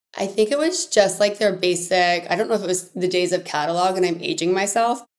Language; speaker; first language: English; native; English